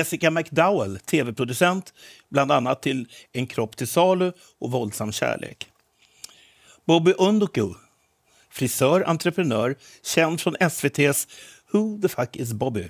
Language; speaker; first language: Swedish; native; Swedish